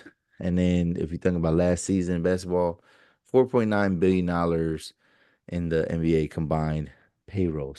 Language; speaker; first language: English; native; English